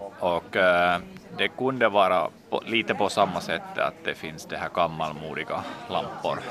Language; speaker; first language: Swedish; non-native, local second language; Finnish